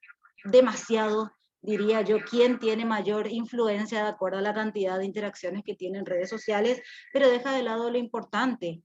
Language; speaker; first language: Spanish; native; Spanish